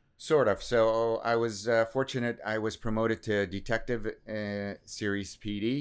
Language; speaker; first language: English; early bilingual, other home language; Assyrian Neo-Aramaic